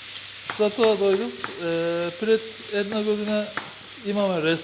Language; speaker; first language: Macedonian; non-native, learner; Turkish